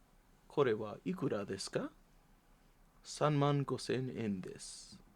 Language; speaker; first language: Japanese; non-native, learner; English